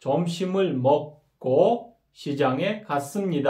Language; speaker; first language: Korean; non-native, fluent; Kyrgyz